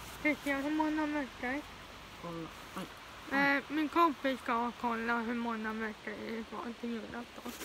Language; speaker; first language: Swedish; early bilingual, other home language; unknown